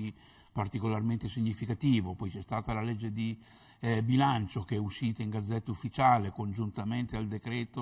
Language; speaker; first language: Italian; native; Italian